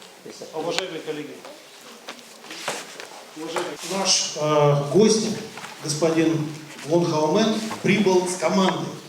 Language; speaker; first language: Russian; native; Russian